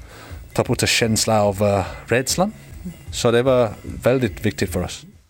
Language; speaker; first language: Swedish; non-native, learner; English